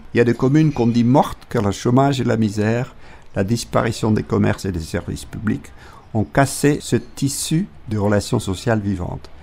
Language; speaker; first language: French; native; French